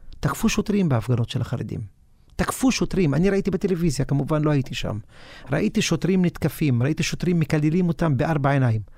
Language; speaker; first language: Hebrew; non-native, local second language; Arabic